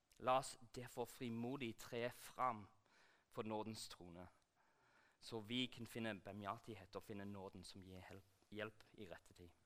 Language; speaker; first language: Norwegian; non-native, fluent; English